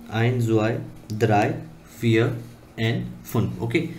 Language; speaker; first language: German; non-native, learner; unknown